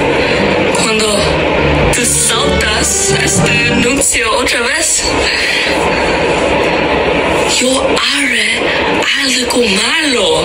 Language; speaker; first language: Spanish; non-native, learner; English